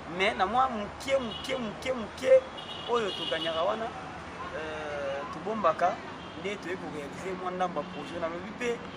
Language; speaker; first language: Lingala; native; Lingala